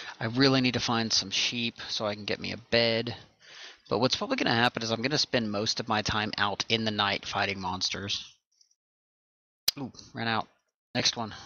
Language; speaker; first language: English; native; English